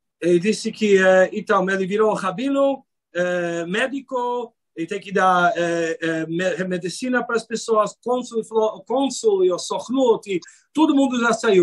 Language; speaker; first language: Portuguese; non-native, fluent; Hebrew